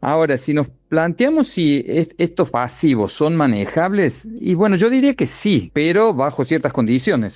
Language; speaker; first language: Spanish; native; Spanish